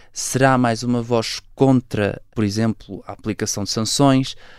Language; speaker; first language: Portuguese; native; Portuguese